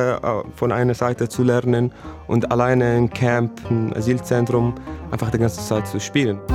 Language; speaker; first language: German; non-native, fluent; Arabic